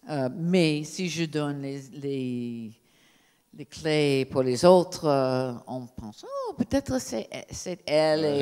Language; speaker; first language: French; non-native, fluent; English